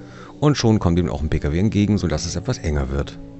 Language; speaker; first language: German; native; German